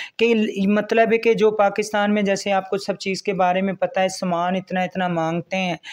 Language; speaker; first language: Urdu; non-native, local second language; Punjabi